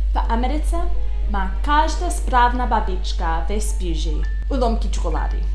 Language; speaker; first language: Czech; non-native, learner; English